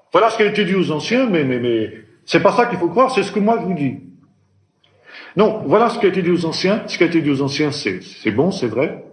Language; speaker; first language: French; native; French